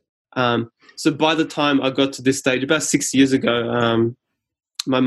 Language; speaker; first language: English; non-native, local second language; Serbian